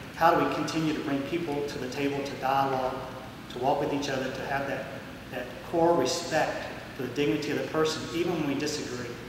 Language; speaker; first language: English; native; English